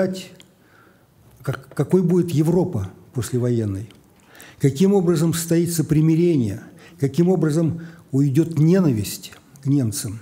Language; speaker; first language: Russian; native; Russian